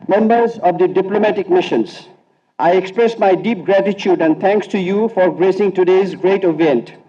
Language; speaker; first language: English; non-native, local second language; Bangla